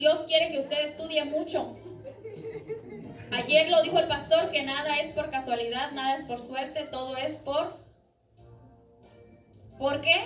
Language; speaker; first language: Spanish; native; Spanish